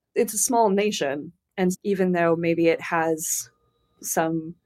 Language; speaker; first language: English; native; English